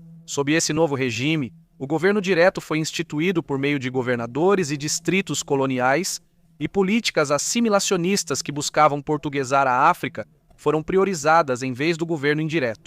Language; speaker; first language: Portuguese; native; Portuguese